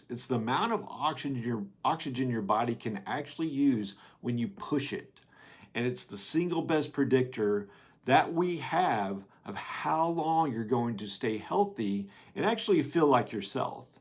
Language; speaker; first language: English; native; English